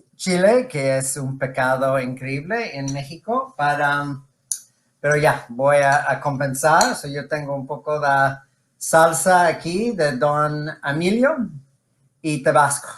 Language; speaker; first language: Spanish; non-native, fluent; English